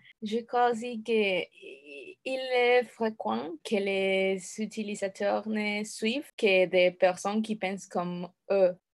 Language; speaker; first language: French; non-native, learner; Spanish